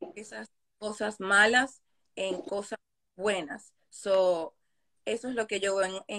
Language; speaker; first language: Spanish; native; Spanish